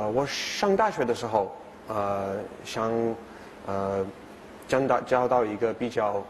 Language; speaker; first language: Chinese; non-native, fluent; English